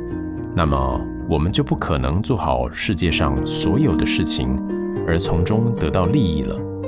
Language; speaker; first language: Chinese; native; Chinese